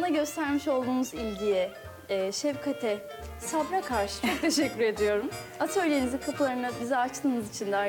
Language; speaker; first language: Turkish; native; Turkish